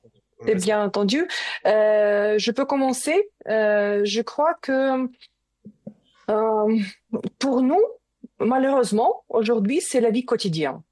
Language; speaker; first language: French; non-native, learner; Ukrainian